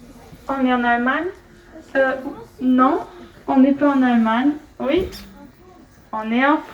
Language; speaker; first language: French; non-native, fluent; German